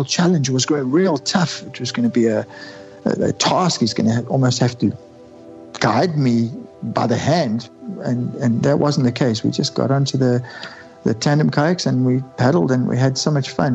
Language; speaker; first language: English; native; English